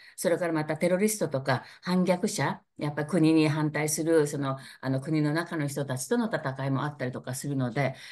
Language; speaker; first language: Japanese; native; Japanese